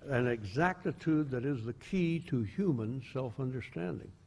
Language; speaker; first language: English; native; English